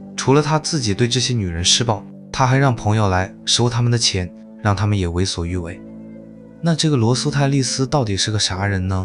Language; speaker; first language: Chinese; native; Chinese